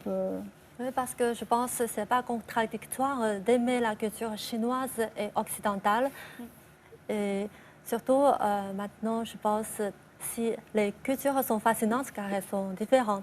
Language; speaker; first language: French; non-native, fluent; Chinese